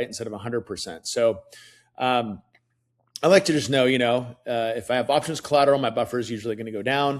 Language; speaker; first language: English; native; English